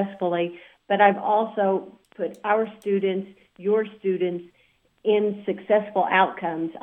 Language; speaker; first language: English; native; English